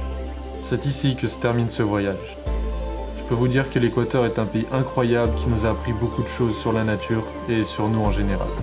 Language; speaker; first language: French; native; French